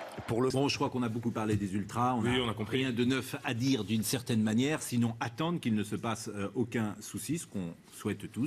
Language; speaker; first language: French; native; French